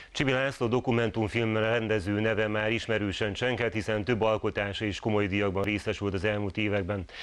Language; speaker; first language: Hungarian; native; Hungarian